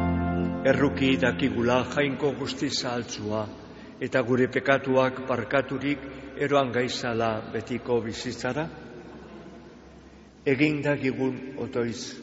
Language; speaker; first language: Basque; native; Basque